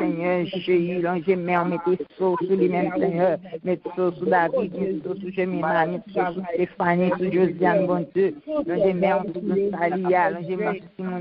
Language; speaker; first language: French; non-native, local second language; Haitian Creole